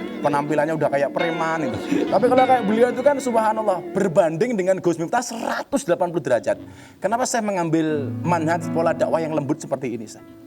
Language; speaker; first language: Indonesian; native; Indonesian